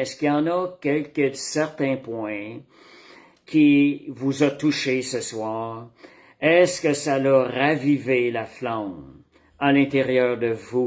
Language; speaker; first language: French; native; French